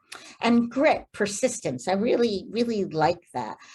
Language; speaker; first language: English; native; English